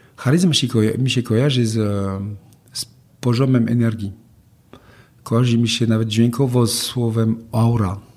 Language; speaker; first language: Polish; non-native, fluent; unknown